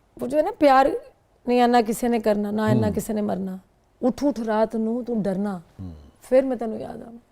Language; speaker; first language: Urdu; non-native, local second language; Punjabi